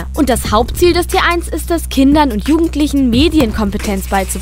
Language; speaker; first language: German; native; German